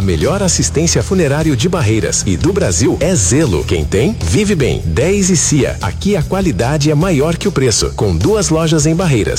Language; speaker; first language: Portuguese; native; Portuguese